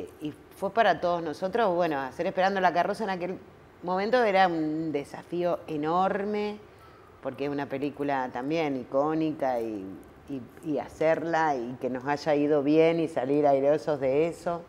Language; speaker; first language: Spanish; native; Spanish